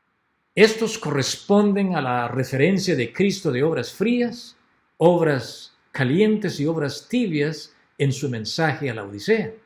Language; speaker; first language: Spanish; native; Spanish